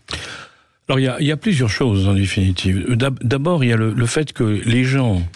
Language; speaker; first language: French; native; French